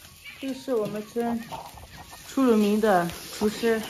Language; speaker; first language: Chinese; non-native, local second language; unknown